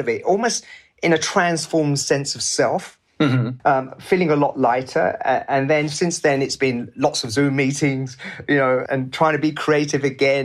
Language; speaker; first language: English; native; English